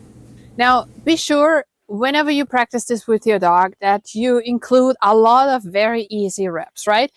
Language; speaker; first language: English; non-native, fluent; German